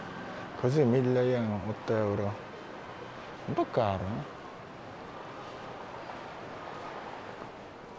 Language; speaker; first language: Italian; non-native, fluent; Japanese